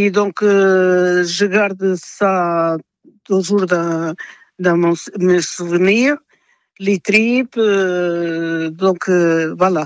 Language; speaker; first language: French; non-native, fluent; Portuguese